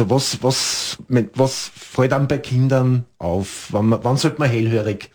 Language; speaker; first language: German; native; German